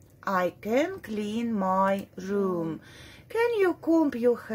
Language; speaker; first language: English; non-native, fluent; Russian